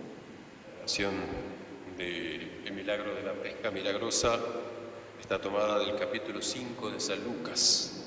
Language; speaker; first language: Spanish; native; Spanish